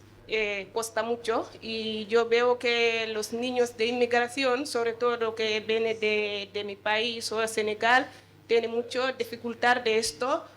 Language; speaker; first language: Spanish; non-native, learner; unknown